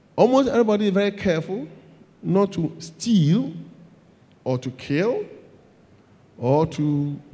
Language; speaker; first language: English; non-native, local second language; Akan